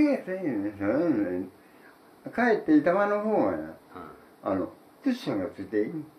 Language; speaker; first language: Japanese; native; Japanese